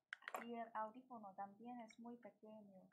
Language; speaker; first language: Spanish; non-native, learner; Chinese